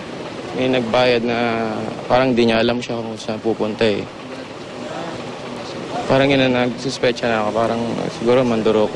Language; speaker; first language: Filipino; native; Filipino